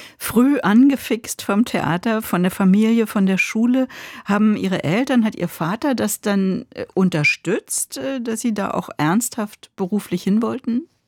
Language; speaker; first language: German; native; German